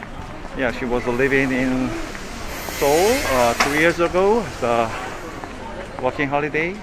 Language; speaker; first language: English; non-native, fluent; Korean